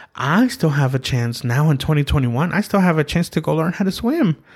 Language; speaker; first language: English; early bilingual, other home language; Spanish